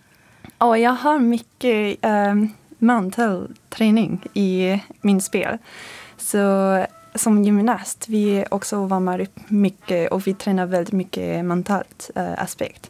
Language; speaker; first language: Swedish; non-native, fluent; French